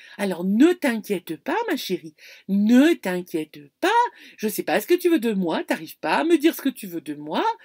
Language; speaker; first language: French; native; French